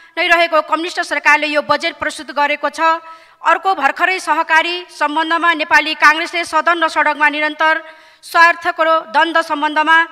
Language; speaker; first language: Nepali; native; Nepali